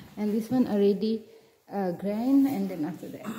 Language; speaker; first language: English; non-native, learner; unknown